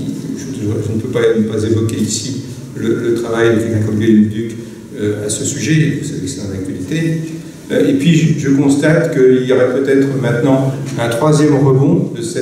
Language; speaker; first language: French; native; French